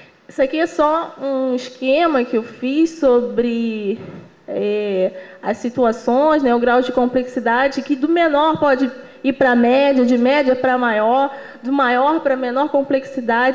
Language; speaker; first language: Portuguese; native; Portuguese